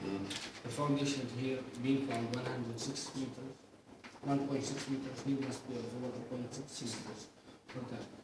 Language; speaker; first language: English; non-native, learner; Arabic